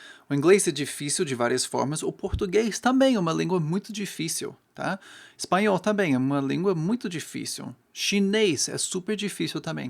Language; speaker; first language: Portuguese; non-native, fluent; English